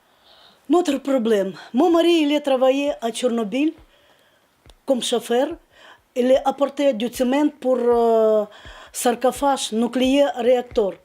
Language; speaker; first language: French; non-native, learner; Russian